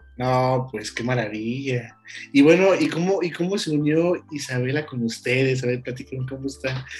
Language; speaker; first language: Spanish; native; Spanish